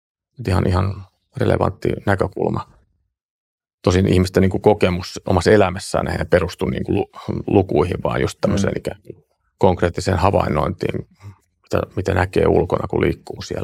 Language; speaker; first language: Finnish; native; Finnish